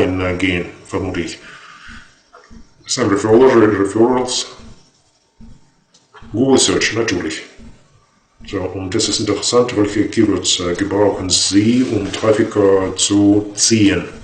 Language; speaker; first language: German; non-native, fluent; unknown